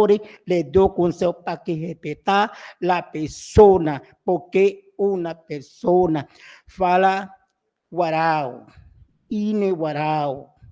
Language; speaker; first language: Spanish; non-native, local second language; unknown